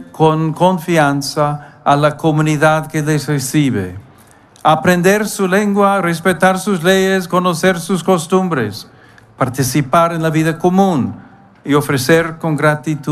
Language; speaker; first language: Spanish; non-native, fluent; English